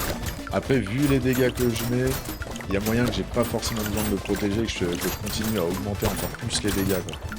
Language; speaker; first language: French; native; French